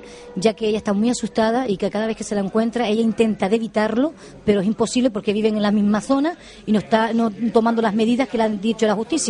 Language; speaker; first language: Spanish; native; Spanish